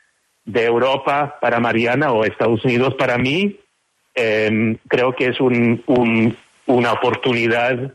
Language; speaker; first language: Spanish; non-native, fluent; English